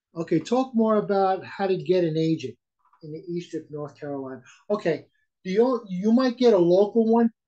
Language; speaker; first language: English; native; English